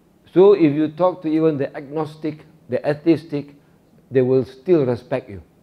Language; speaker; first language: English; non-native, local second language; Malay